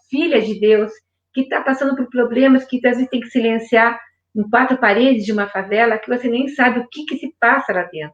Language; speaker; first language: Portuguese; native; Portuguese